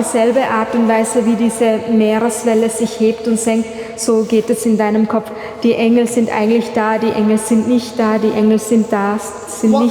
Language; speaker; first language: German; non-native, fluent; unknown